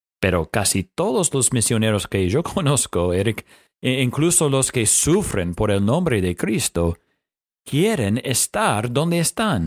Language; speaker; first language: Spanish; non-native, fluent; English